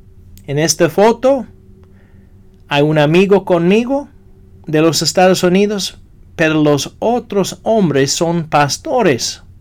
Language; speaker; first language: Spanish; non-native, fluent; English